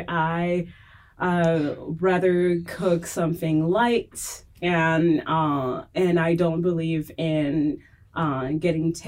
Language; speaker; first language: English; non-native, fluent; French